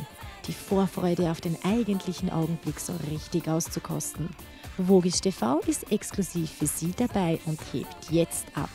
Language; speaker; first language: German; native; German